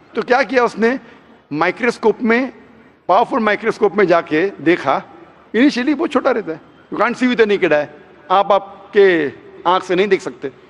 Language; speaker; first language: Hindi; non-native, local second language; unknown